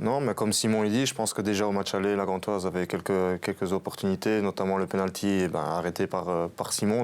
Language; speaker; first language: French; native; French